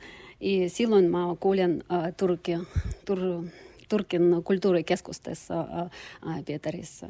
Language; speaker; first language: Finnish; non-native, learner; Russian